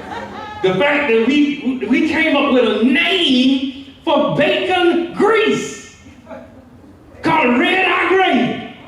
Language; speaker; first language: English; native; English